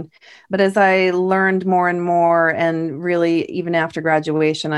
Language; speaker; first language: English; native; English